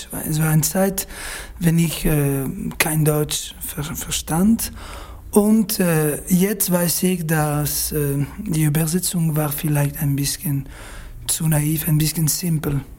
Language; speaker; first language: German; non-native, learner; French